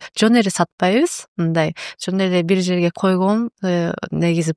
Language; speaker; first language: Kyrgyz; non-native, learner; Japanese